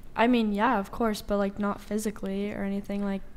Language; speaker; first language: English; native; English